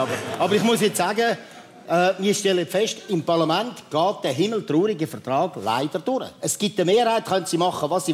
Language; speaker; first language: German; native; German